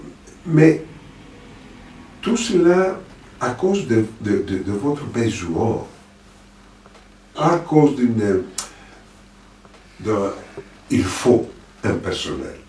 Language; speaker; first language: French; non-native, fluent; Greek